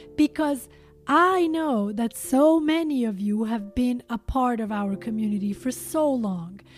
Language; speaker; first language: English; non-native, fluent; Albanian